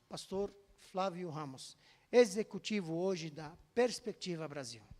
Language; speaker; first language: Portuguese; non-native, fluent; Arabic